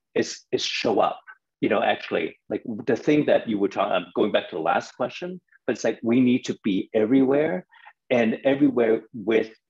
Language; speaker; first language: English; non-native, local second language; Cantonese